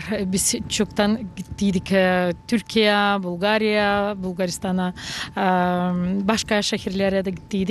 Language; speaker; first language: Turkish; non-native, learner; Gagauz